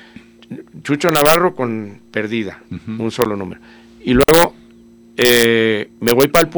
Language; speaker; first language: Spanish; native; Spanish